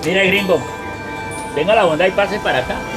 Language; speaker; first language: Spanish; native; Spanish